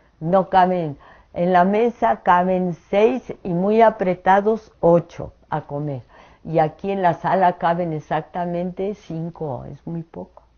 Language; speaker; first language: Spanish; early bilingual, other home language; French